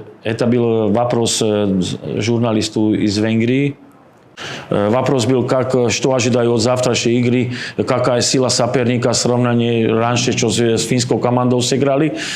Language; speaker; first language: Russian; non-native, learner; Slovak